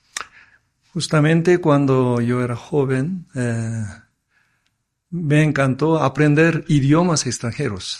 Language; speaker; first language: Spanish; non-native, fluent; Korean